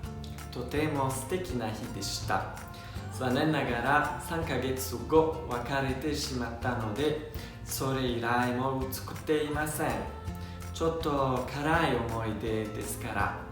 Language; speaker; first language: Japanese; non-native, learner; Italian